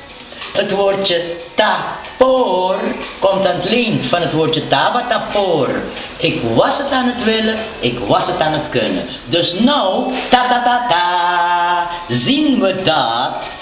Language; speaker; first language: Dutch; non-native, local second language; Papiamento